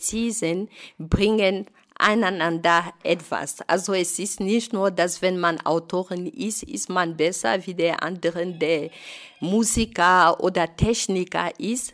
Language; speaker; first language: German; non-native, fluent; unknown